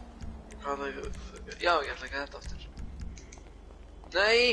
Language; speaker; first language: Icelandic; early bilingual, heritage; Icelandic